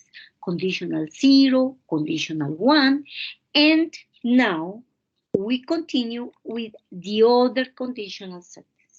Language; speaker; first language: English; non-native, fluent; Spanish